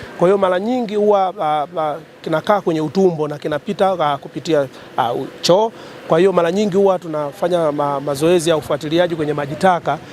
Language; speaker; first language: Swahili; native; Swahili